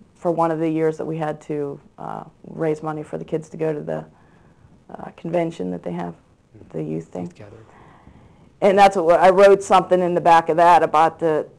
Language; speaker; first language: English; native; English